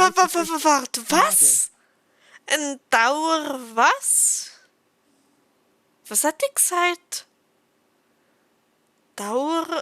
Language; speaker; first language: German; native; German